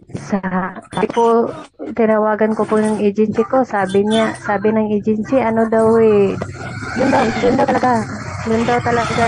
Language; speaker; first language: Filipino; non-native, local second language; Cebuano